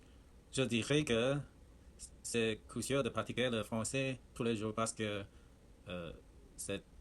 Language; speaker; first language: French; non-native, learner; Chinese